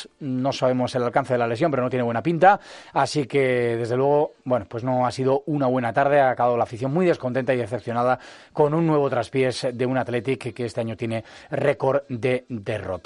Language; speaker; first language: Spanish; native; Spanish